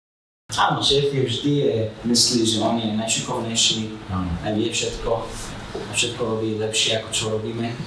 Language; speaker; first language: Slovak; non-native, fluent; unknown